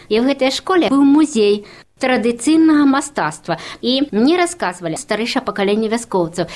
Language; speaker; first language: Belarusian; native; Belarusian